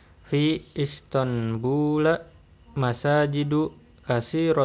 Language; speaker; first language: Arabic; non-native, learner; Indonesian